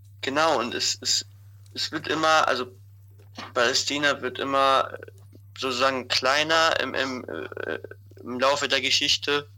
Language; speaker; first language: German; non-native, fluent; Arabic